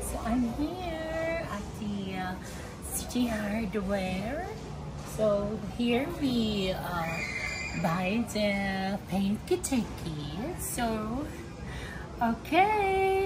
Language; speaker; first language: English; non-native, local second language; Filipino